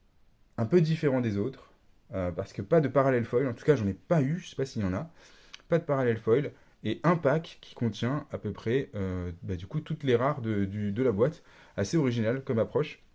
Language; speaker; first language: French; native; French